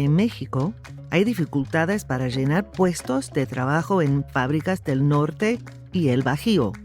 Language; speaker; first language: Spanish; non-native, fluent; English